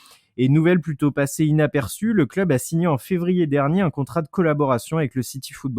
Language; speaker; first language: French; native; French